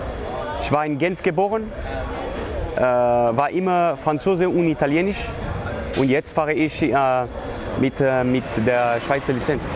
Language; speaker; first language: German; non-native, local second language; French